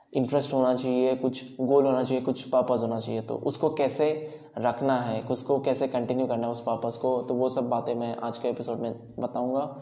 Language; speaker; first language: Hindi; non-native, local second language; Marathi